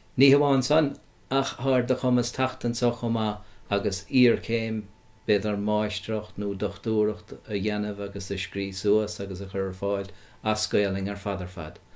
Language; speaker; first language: Irish; native; Irish